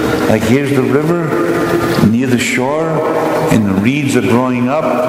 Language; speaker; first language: English; native; English